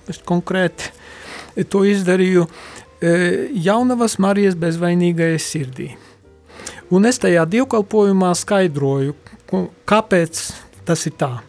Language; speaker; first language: Latvian; non-native, local second language; Polish